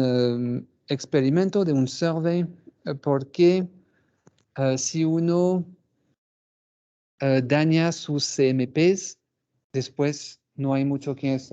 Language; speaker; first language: Spanish; non-native, fluent; French